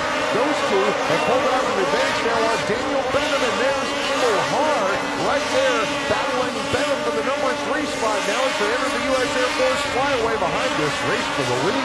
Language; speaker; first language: English; native; English